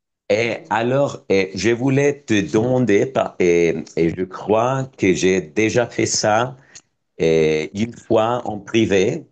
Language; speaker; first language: French; non-native, fluent; Spanish